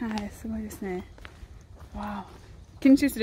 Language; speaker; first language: Japanese; non-native, learner; English